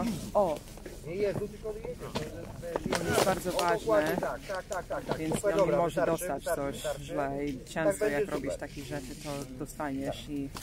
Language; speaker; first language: Polish; non-native, fluent; English